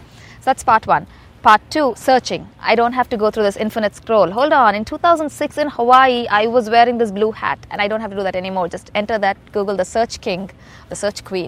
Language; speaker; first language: English; non-native, local second language; Telugu